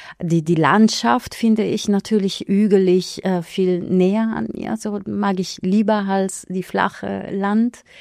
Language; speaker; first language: German; non-native, fluent; Italian